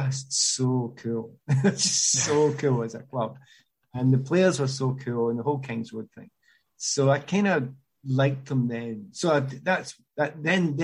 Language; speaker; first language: English; native; English